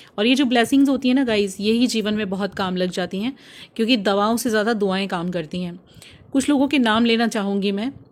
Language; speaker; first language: Hindi; native; Hindi